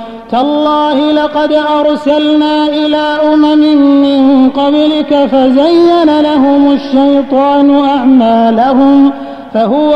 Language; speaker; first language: Arabic; native; Arabic